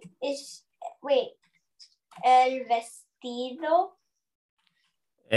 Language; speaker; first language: Spanish; non-native, learner; English